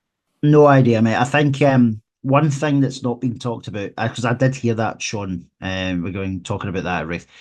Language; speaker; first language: English; native; English